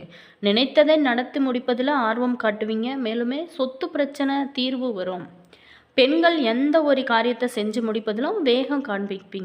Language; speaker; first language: Tamil; native; Tamil